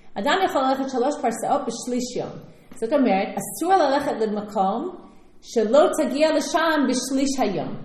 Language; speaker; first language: Hebrew; non-native, fluent; English